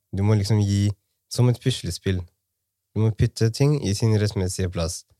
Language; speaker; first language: Norwegian; early bilingual, other home language; Somali